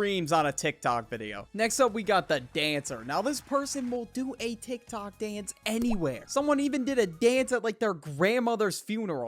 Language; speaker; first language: English; native; English